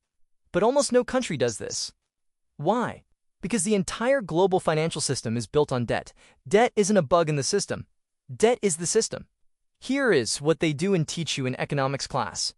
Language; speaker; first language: English; native; English